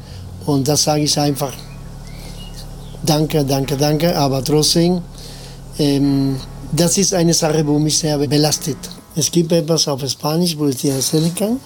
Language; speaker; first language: German; non-native, fluent; Spanish